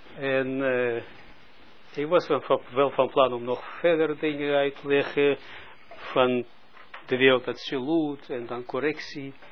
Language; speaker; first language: Dutch; non-native, fluent; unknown